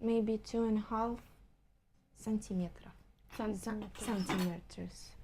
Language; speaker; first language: English; non-native, learner; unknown